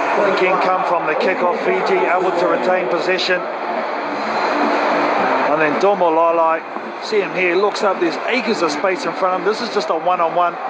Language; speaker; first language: English; native; English